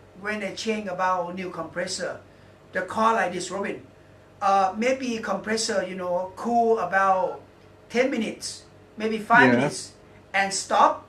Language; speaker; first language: English; non-native, learner; Thai